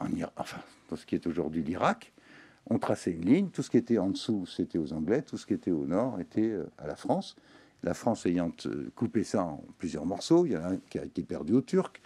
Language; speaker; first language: French; native; French